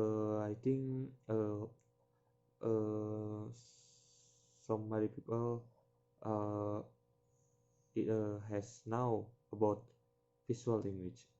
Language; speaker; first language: English; non-native, learner; Indonesian